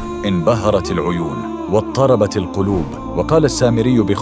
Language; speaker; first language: Arabic; native; Arabic